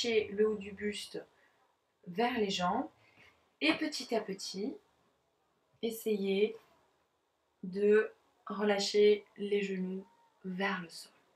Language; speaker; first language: French; native; French